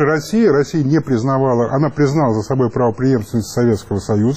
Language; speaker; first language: Russian; native; Russian